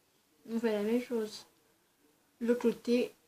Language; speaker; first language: French; early bilingual, other home language; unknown